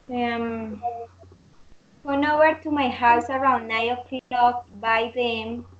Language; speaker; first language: English; non-native, learner; Spanish